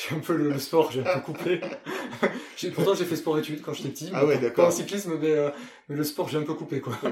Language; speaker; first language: French; native; French